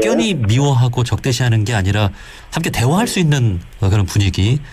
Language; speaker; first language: Korean; native; Korean